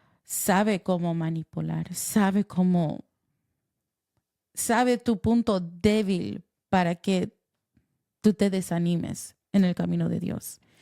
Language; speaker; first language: Spanish; early bilingual, heritage; Spanish